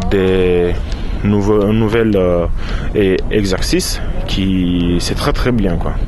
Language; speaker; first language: French; non-native, fluent; Romanian